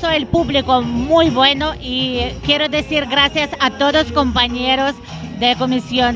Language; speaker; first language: Spanish; non-native, fluent; Ukrainian